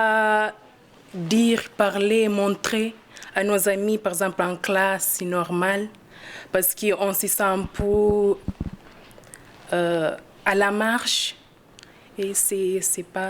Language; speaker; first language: French; non-native, learner; Portuguese